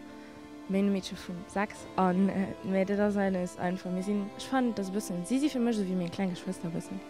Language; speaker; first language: German; non-native, local second language; Luxembourgish